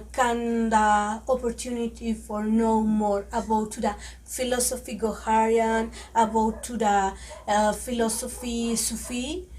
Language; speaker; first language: English; non-native, learner; Spanish